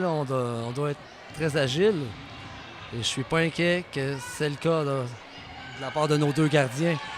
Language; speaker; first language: French; native; French